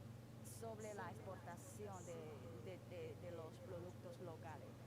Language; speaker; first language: Spanish; non-native, fluent; Chinese